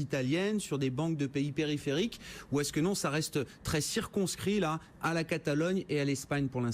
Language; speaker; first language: French; native; French